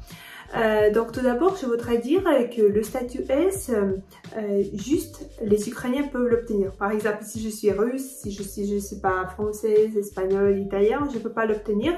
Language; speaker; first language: French; non-native, fluent; Ukrainian